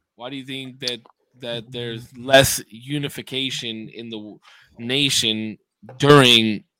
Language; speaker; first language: English; native; English